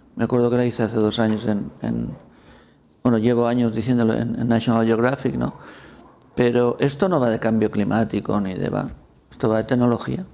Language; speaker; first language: Spanish; native; Spanish